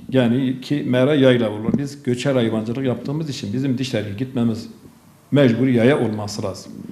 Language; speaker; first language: Turkish; native; Turkish